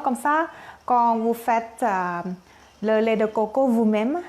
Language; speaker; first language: French; non-native, learner; Thai